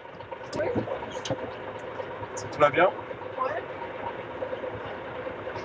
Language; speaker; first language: French; native; French